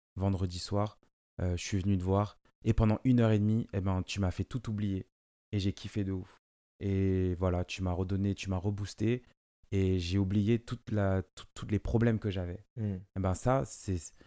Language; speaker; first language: French; non-native, local second language; Lingala